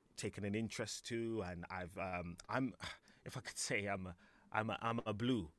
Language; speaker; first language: English; native; English